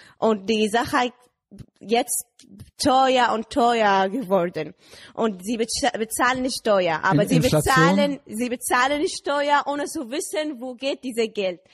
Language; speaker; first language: German; non-native, learner; Arabic